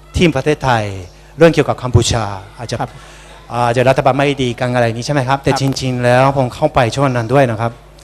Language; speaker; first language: Thai; non-native, fluent; Japanese